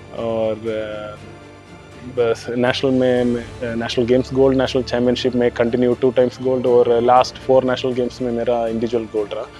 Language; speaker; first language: Hindi; non-native, local second language; Tamil